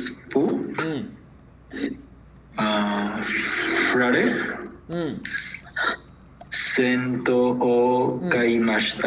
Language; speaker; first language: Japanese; non-native, learner; Spanish